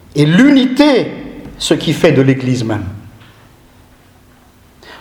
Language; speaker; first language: French; non-native, local second language; Malagasy